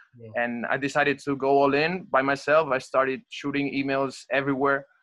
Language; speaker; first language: English; non-native, fluent; Spanish